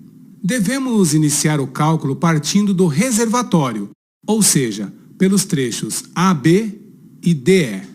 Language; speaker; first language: Portuguese; native; Portuguese